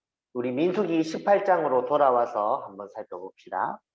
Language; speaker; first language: Korean; native; Korean